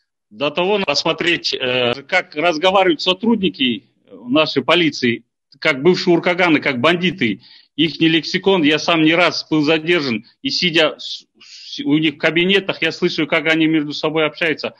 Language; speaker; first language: Russian; non-native, local second language; Kazakh